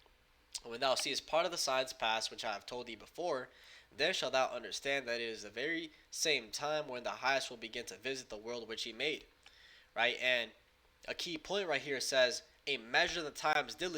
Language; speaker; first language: English; native; English